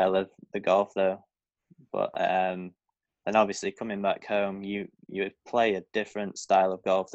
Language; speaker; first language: English; native; English